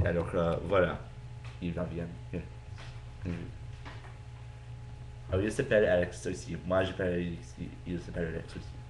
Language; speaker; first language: French; non-native, fluent; English